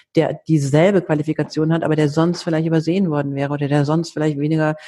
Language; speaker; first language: German; early bilingual, heritage; Greek